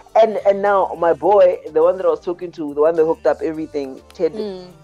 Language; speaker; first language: English; early bilingual, other home language; Xhosa